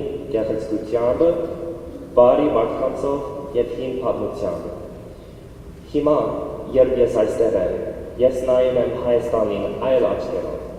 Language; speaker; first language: Armenian; non-native, learner; English